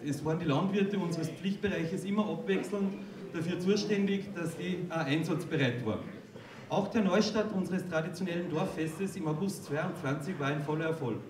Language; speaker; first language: German; native; German